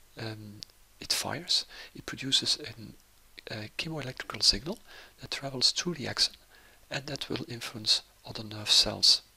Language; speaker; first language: English; non-native, fluent; Dutch